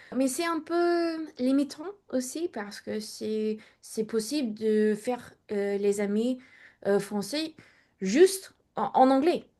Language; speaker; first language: French; non-native, learner; English